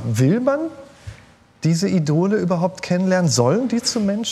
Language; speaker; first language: German; native; German